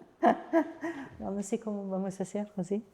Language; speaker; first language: Spanish; non-native, fluent; French